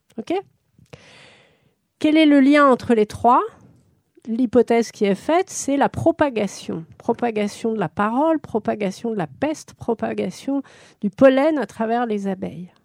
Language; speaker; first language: French; native; French